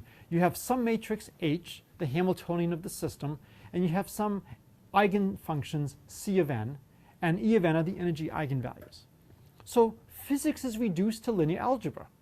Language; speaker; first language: English; native; English